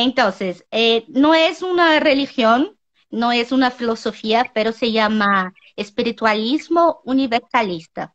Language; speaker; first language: Spanish; non-native, learner; Portuguese